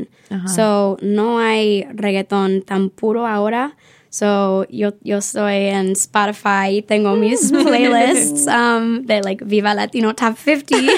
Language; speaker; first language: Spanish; early bilingual, heritage; Spanish